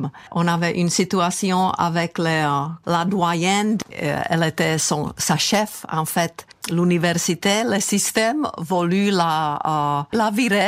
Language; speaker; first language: French; non-native, fluent; Czech